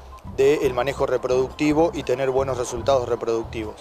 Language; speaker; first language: Spanish; native; Spanish